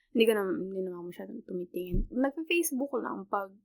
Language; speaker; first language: Filipino; native; Filipino